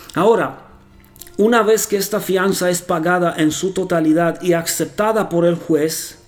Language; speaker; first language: Spanish; non-native, fluent; Romanian